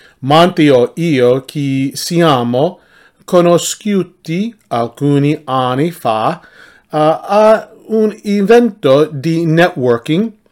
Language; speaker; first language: Italian; non-native, learner; English